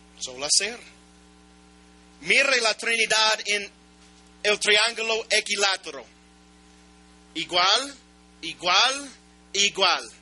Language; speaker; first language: Spanish; non-native, learner; English